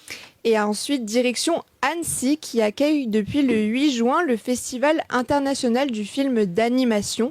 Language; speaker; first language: French; native; French